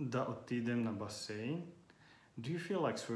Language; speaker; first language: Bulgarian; non-native, learner; Finnish